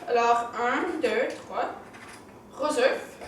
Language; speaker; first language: French; non-native, learner; English